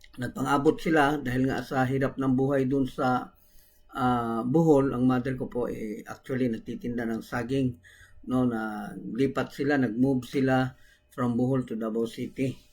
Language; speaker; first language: Filipino; non-native, local second language; Cebuano